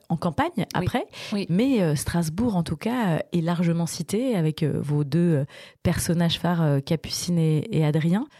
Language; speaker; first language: French; native; French